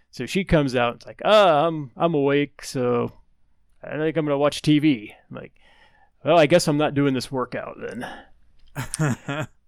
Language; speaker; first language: English; native; English